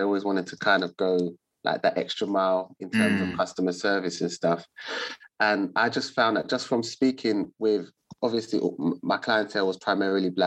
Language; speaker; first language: English; native; English